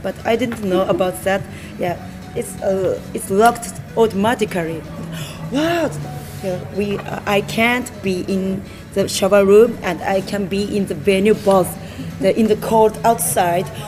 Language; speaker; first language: English; non-native, learner; Japanese